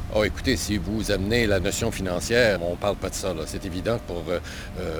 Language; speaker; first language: French; native; French